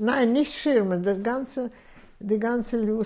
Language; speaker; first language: German; non-native, fluent; Russian